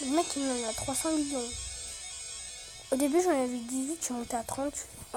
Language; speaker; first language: French; native; French